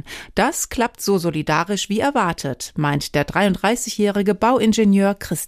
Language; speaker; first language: German; native; German